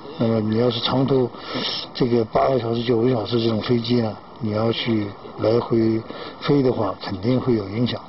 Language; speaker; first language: Chinese; non-native, fluent; Korean